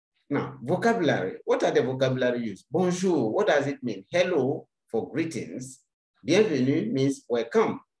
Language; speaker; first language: English; non-native, local second language; Akan